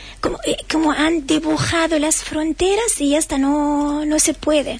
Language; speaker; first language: Spanish; non-native, fluent; Arabic